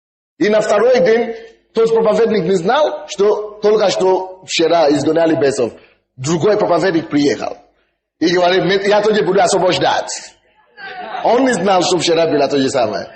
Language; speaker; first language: Russian; non-native, fluent; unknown